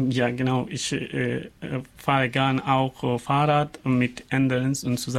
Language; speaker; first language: German; non-native, learner; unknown